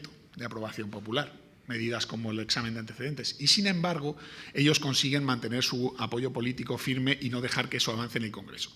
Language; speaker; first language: Spanish; native; Spanish